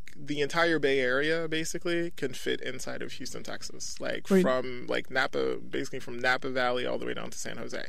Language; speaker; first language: English; early bilingual, other home language; French